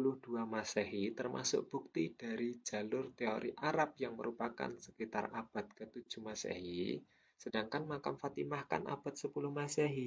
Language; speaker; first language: Indonesian; native; Indonesian